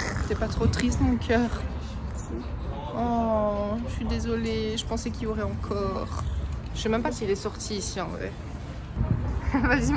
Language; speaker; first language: French; native; French